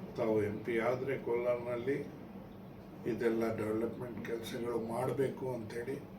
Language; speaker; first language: Kannada; non-native, local second language; Urdu